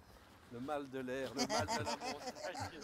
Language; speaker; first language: French; native; French